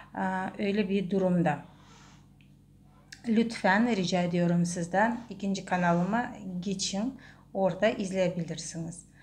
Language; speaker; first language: Turkish; non-native, learner; Russian